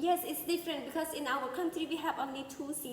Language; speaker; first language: English; non-native, fluent; Khmer